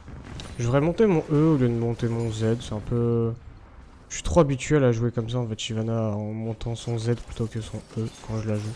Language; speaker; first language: French; native; French